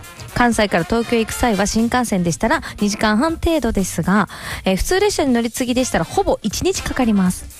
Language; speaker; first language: Japanese; native; Japanese